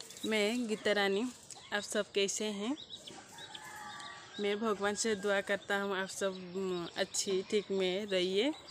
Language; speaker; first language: Hindi; non-native, local second language; Odia